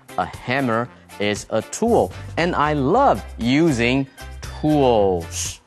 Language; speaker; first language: English; non-native, fluent; Chinese